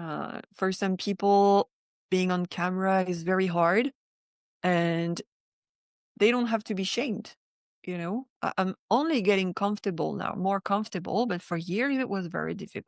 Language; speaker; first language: English; non-native, fluent; French